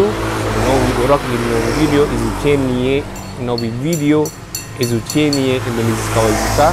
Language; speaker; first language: Russian; non-native, learner; Javanese